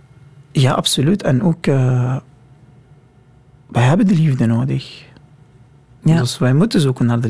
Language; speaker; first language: Dutch; non-native, learner; Arabic